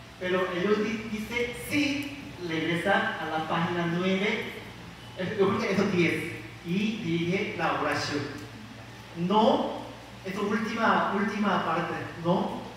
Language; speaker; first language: Spanish; non-native, learner; Korean